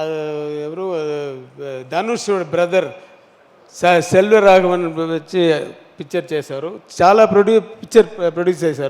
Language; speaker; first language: Telugu; non-native, learner; Tamil